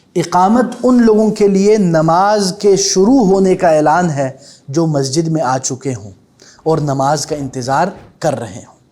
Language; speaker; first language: Urdu; native; Urdu